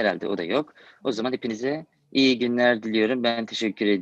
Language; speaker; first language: Turkish; native; Turkish